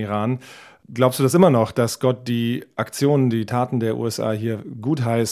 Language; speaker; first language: German; native; German